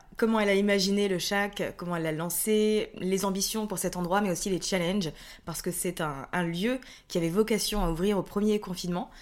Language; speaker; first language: French; native; French